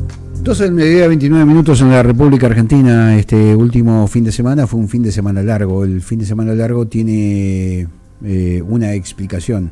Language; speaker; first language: Spanish; native; Spanish